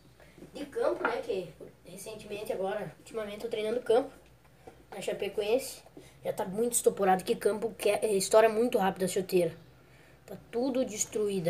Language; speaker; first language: Portuguese; native; Portuguese